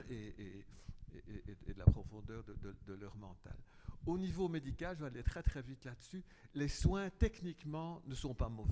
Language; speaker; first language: French; native; French